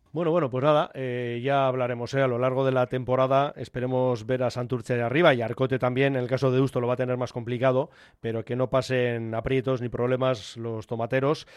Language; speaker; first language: Spanish; native; Spanish